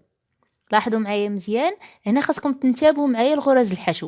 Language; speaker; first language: Arabic; native; Arabic